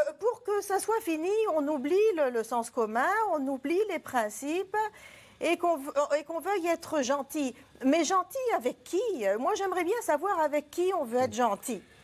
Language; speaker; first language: French; non-native, local second language; Arabic